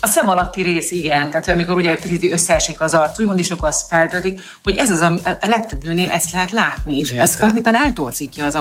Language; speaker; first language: Hungarian; native; Hungarian